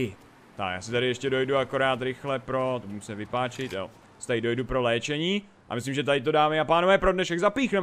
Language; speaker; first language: Czech; native; Czech